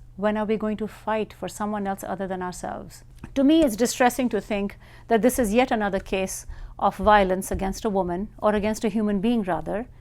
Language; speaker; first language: English; non-native, local second language; Urdu